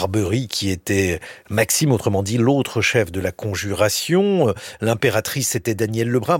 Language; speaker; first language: French; native; French